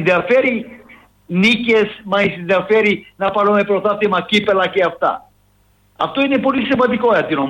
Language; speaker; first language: Greek; non-native, fluent; Serbian